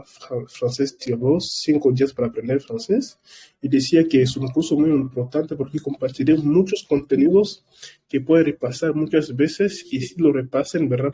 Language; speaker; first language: Spanish; non-native, fluent; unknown